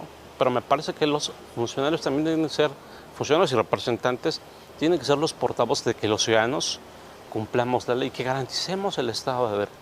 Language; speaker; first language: Spanish; native; Spanish